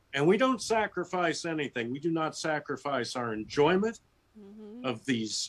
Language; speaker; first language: English; native; English